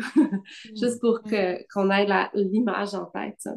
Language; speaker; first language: French; native; French